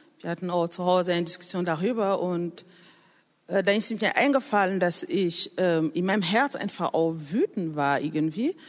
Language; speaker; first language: German; non-native, fluent; French